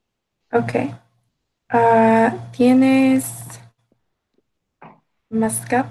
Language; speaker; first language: Spanish; non-native, learner; English